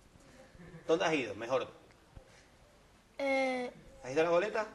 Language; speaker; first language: Spanish; native; Spanish